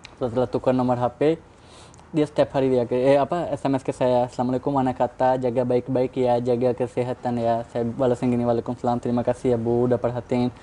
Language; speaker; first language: Indonesian; non-native, fluent; Urdu